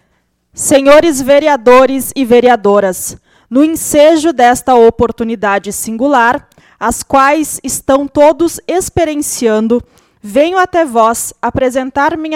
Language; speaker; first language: Portuguese; native; Portuguese